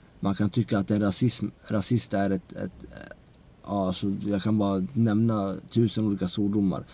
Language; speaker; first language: Swedish; early bilingual, other home language; Central Kurdish